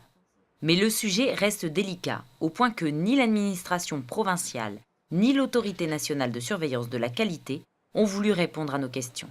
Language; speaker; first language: French; native; French